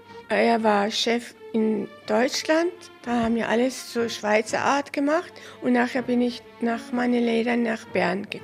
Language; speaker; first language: German; early bilingual, heritage; German